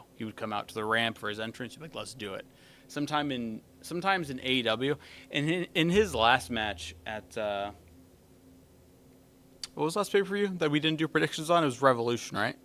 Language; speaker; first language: English; native; English